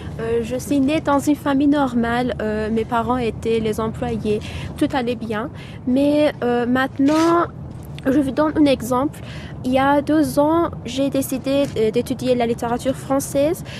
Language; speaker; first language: French; non-native, fluent; Persian